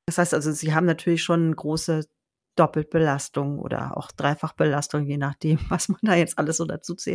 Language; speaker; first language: German; native; German